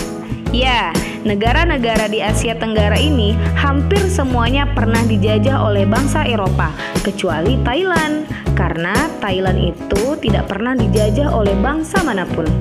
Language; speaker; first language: Indonesian; native; Indonesian